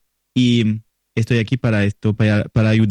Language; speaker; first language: Spanish; non-native, learner; French